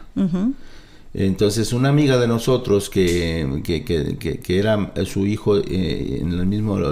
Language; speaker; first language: Spanish; native; Spanish